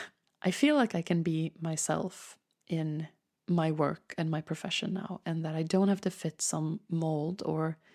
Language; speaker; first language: English; non-native, fluent; Swedish